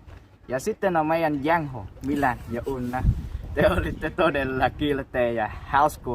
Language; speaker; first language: Finnish; non-native, learner; Russian